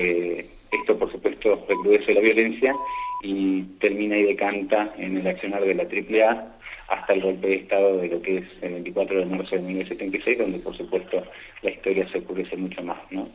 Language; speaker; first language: Spanish; native; Spanish